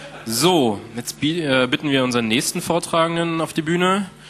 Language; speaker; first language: German; native; German